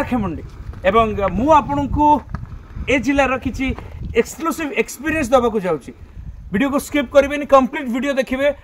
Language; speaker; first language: Hindi; non-native, local second language; Odia